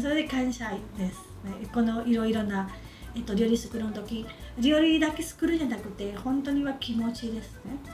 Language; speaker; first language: Japanese; non-native, learner; Spanish